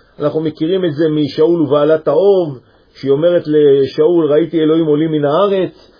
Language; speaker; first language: Hebrew; native; Hebrew